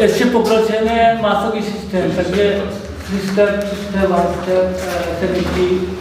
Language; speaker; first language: Czech; non-native, learner; Korean